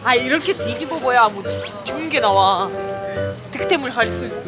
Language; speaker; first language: Korean; non-native, fluent; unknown